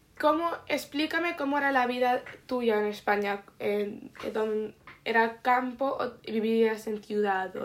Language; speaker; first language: Spanish; early bilingual, heritage; Spanish